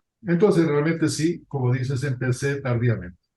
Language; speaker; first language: Spanish; native; Spanish